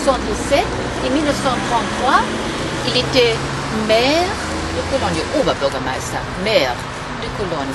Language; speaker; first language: French; non-native, fluent; German